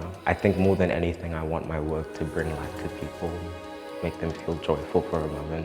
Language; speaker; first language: English; native; English